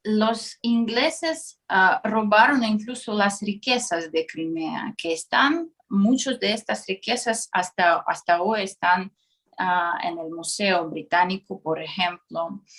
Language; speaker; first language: Spanish; non-native, fluent; Russian